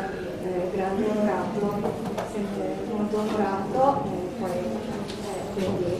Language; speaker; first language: Italian; non-native, learner; Japanese